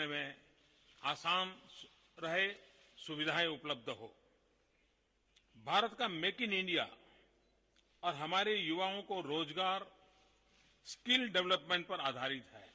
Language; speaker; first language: Hindi; non-native, local second language; Gujarati